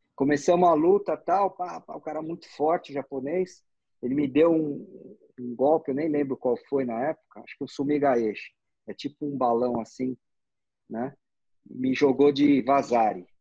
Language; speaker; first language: Portuguese; native; Portuguese